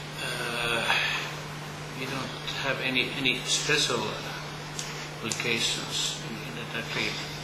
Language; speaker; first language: English; non-native, fluent; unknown